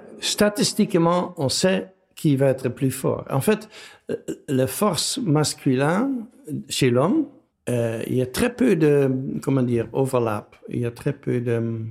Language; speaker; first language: French; non-native, fluent; Dutch